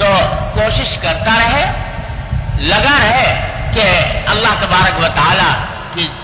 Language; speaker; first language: Urdu; native; Urdu